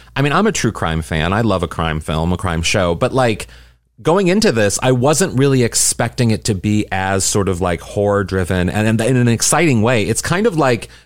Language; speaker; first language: English; native; English